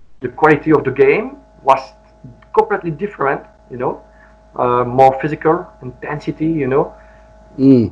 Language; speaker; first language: English; non-native, learner; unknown